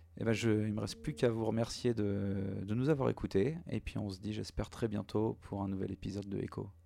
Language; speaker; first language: French; native; French